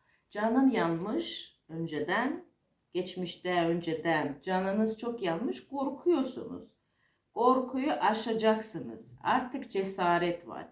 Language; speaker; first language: Turkish; non-native, fluent; Russian